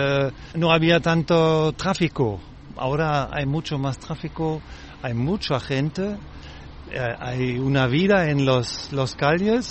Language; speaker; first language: Spanish; non-native, fluent; German